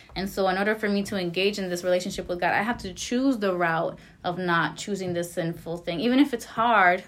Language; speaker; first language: English; native; English